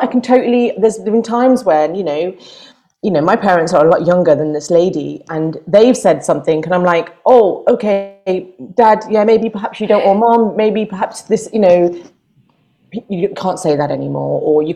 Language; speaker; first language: English; native; English